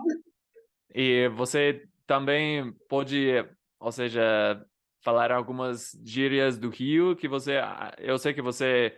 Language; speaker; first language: Portuguese; non-native, fluent; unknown